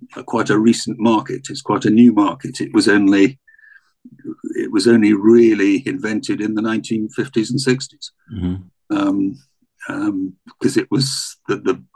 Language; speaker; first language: English; native; English